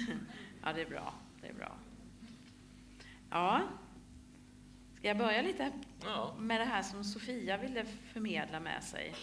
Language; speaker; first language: Swedish; native; Swedish